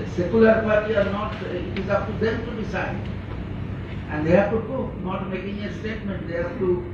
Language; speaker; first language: English; non-native, local second language; Bangla